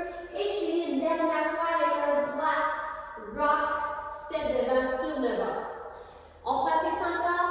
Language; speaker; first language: French; native; French